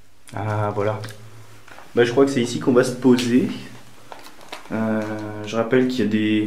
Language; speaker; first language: French; native; French